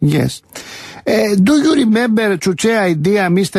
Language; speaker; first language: English; non-native, learner; Greek